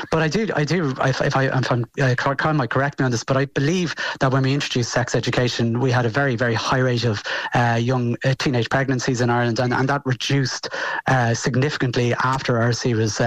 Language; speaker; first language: English; native; English